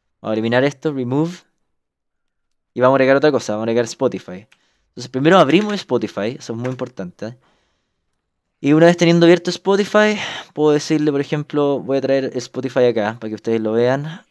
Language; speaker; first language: Spanish; native; Spanish